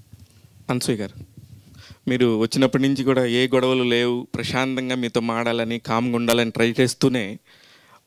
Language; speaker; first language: Telugu; native; Telugu